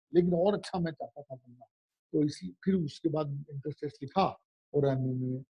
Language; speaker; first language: Hindi; native; Hindi